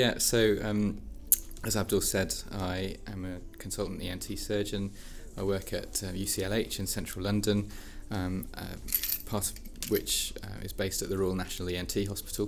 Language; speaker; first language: English; native; English